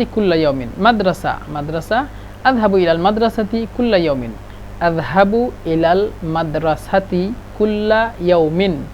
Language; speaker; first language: Egyptian Arabic; non-native, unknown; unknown